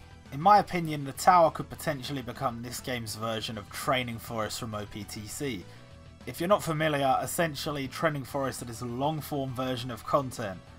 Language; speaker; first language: English; native; English